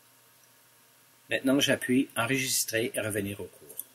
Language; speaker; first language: French; non-native, local second language; English